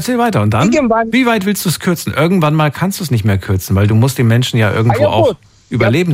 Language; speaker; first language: German; native; German